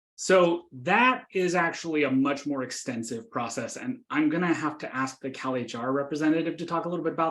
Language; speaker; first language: English; native; English